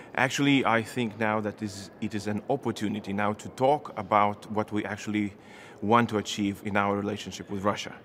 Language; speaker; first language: English; non-native, fluent; Lithuanian